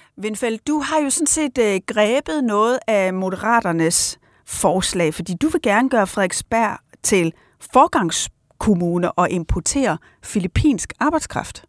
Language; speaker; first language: Danish; native; Danish